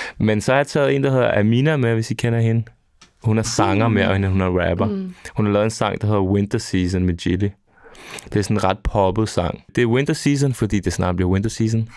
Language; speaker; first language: Danish; early bilingual, other home language; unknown